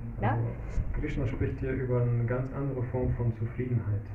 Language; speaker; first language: German; non-native, fluent; Russian